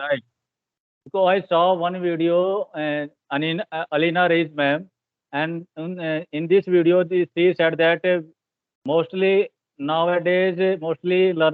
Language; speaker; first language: English; non-native, learner; Hindi